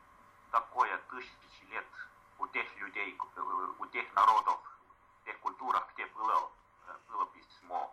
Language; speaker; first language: Russian; non-native, fluent; Estonian